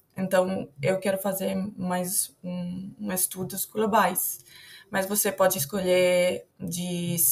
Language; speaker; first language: Portuguese; non-native, fluent; Italian